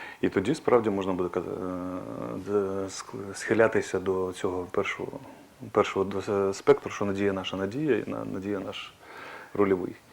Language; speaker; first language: Ukrainian; non-native, local second language; Russian